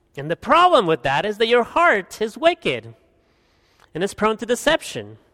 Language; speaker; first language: English; early bilingual, other home language; Spanish